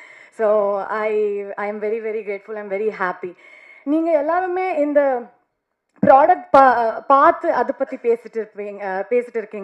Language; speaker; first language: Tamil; non-native, learner; Kannada